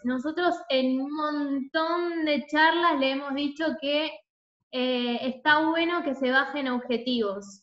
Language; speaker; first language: Spanish; native; Spanish